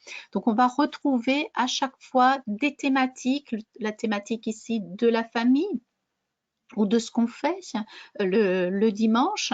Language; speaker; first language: French; native; French